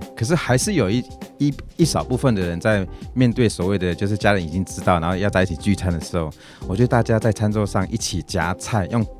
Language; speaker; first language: Chinese; non-native, local second language; Min Nan Chinese